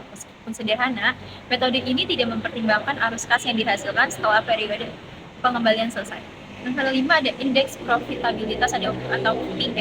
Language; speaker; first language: Indonesian; native; Indonesian